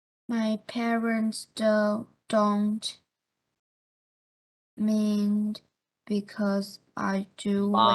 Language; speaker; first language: English; non-native, learner; Chinese